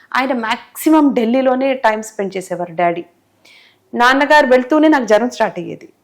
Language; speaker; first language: Telugu; native; Telugu